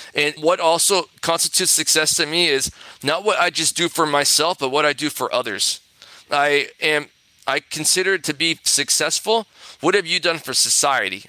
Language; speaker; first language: English; native; English